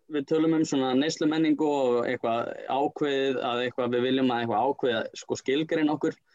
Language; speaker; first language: Icelandic; native; Icelandic